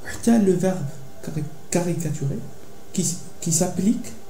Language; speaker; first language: French; non-native, local second language; Arabic